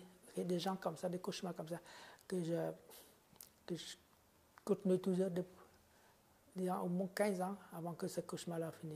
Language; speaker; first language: French; non-native, fluent; Khmer